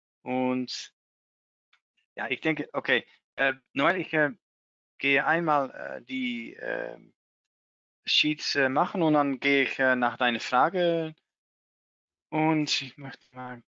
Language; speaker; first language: German; non-native, learner; Dutch